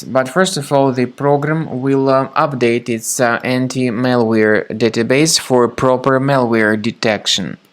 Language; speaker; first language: English; non-native, fluent; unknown